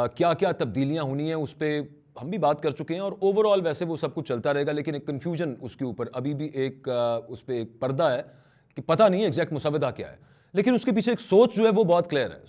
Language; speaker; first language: Urdu; non-native, local second language; Punjabi